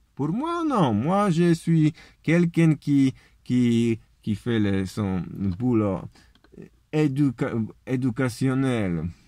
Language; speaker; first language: French; non-native, learner; Polish